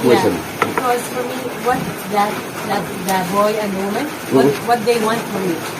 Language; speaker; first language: English; non-native, fluent; Arabic